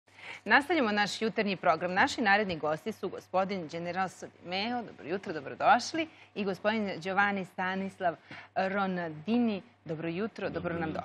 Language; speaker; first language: Serbian; native; Serbian